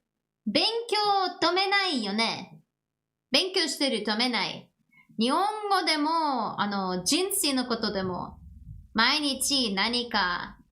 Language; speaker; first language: Japanese; non-native, learner; English